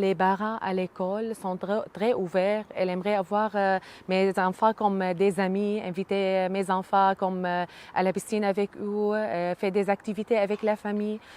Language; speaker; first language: French; non-native, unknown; Arabic